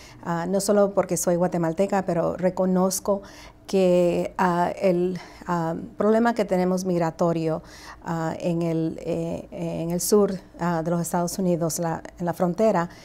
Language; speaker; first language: Spanish; early bilingual, heritage; Spanish